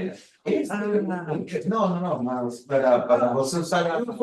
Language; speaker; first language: Portuguese; non-native, fluent; Spanish